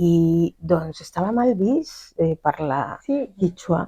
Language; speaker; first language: Catalan; non-native, fluent; Spanish